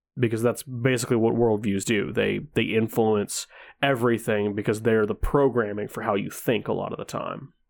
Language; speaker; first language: English; early bilingual, other home language; Danish